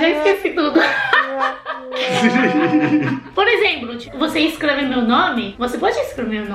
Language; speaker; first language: Portuguese; non-native, fluent; Chinese